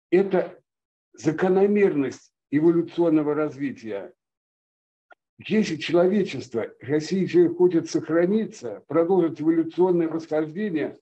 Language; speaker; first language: Russian; native; Russian